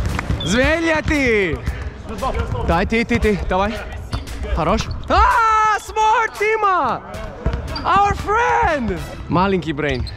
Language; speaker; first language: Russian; non-native, learner; English